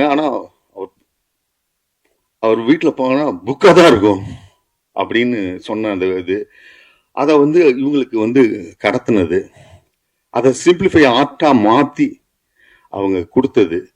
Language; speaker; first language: Tamil; native; Tamil